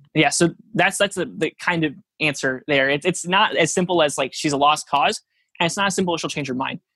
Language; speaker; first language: English; native; English